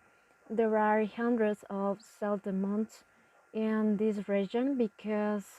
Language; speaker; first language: English; non-native, learner; Spanish